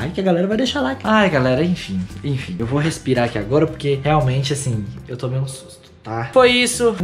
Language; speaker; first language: Portuguese; native; Portuguese